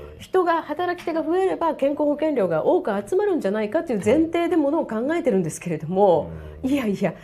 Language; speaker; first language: Japanese; native; Japanese